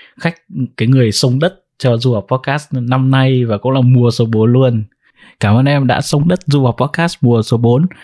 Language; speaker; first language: Vietnamese; native; Vietnamese